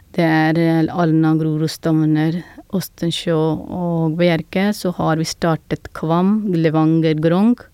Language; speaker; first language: Norwegian; non-native, fluent; Urdu